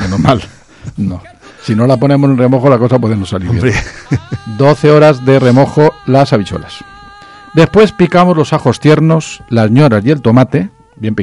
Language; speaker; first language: Spanish; native; Spanish